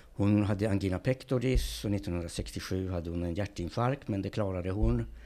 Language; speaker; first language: Swedish; early bilingual, other home language; Hungarian